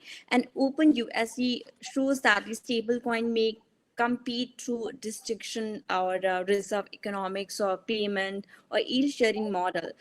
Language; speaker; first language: English; non-native, fluent; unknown